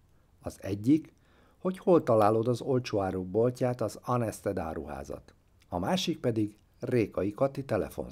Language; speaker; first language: Hungarian; native; Hungarian